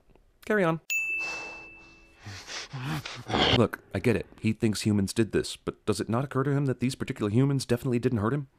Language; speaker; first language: English; native; English